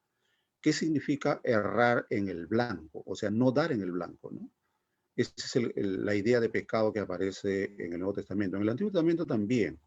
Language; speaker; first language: Spanish; native; Spanish